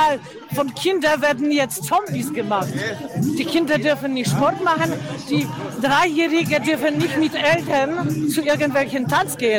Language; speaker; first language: German; non-native, fluent; Polish